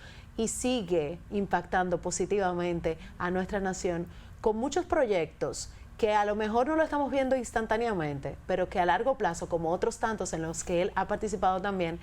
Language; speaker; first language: Spanish; native; Spanish